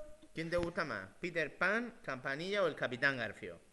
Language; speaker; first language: Spanish; native; Spanish